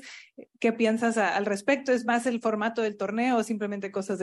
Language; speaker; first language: Spanish; native; Spanish